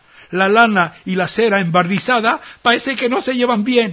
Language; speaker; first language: Spanish; early bilingual, heritage; Ladino